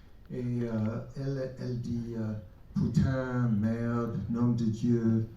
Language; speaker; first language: French; non-native, fluent; English